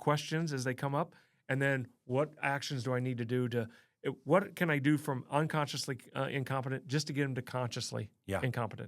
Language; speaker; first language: English; native; English